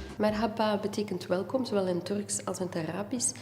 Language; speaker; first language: Dutch; native; Dutch